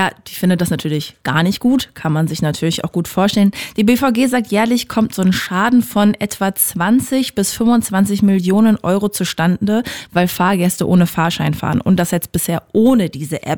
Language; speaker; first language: German; native; German